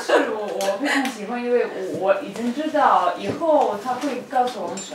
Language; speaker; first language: Chinese; non-native, fluent; Russian